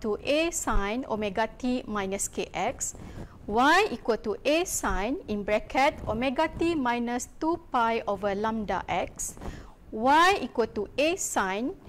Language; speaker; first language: English; non-native, local second language; Malay